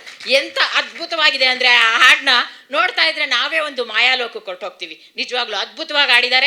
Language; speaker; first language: Kannada; native; Kannada